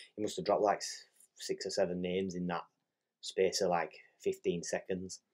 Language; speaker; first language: English; native; English